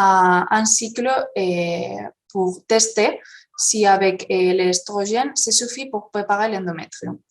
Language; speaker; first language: French; non-native, fluent; Spanish